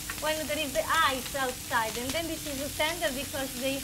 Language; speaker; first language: English; non-native, learner; Italian